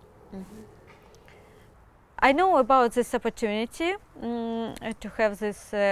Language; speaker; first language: English; non-native, learner; Ukrainian